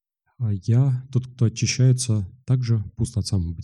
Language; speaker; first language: Russian; native; Russian